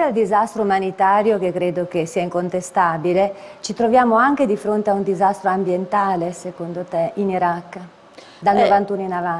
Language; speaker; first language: Italian; native; Italian